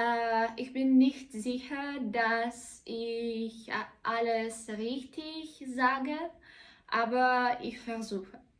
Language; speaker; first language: German; non-native, learner; Russian